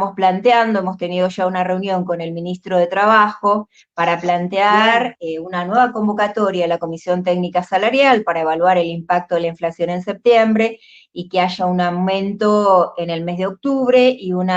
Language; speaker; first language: Spanish; native; Spanish